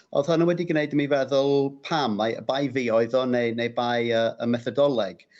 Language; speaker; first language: Welsh; non-native, local second language; English